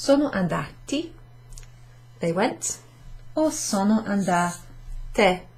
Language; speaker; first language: Italian; non-native, fluent; English